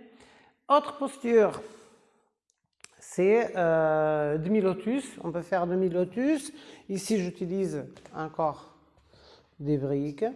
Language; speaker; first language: French; non-native, fluent; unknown